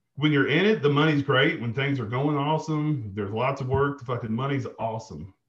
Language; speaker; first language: English; native; English